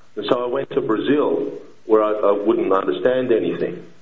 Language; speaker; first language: English; native; English